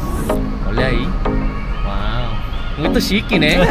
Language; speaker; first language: Portuguese; non-native, learner; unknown